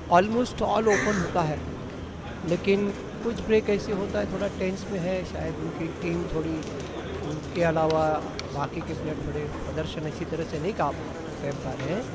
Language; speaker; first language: Hindi; non-native, local second language; Marathi